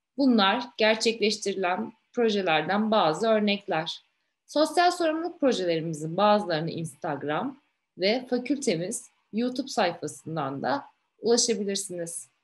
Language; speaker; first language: Turkish; native; Turkish